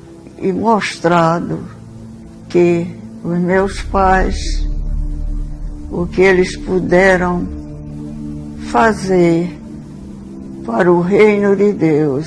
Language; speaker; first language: Portuguese; early bilingual, other home language; Swedish